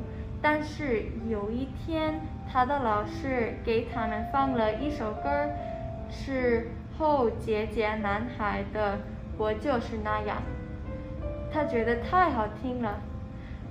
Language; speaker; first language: Chinese; non-native, fluent; English